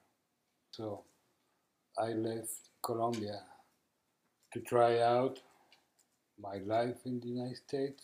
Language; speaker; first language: English; non-native, learner; Spanish